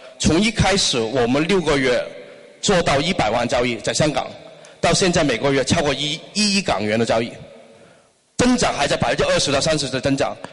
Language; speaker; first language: Chinese; non-native, local second language; Cantonese